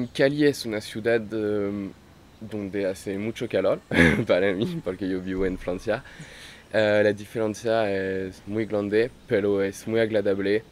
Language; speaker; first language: Spanish; non-native, learner; French